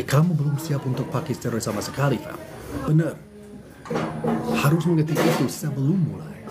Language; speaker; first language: Indonesian; non-native, learner; English